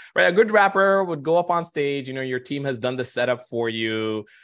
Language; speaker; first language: English; non-native, fluent; Arabic